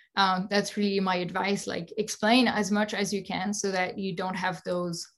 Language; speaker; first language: English; non-native, fluent; French